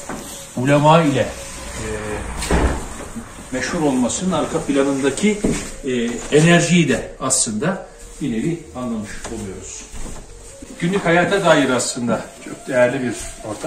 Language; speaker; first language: Turkish; native; Turkish